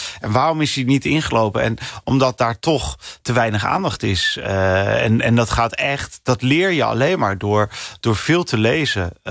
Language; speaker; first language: Dutch; early bilingual, other home language; Punjabi